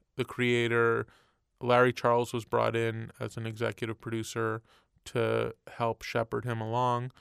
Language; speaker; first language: English; native; English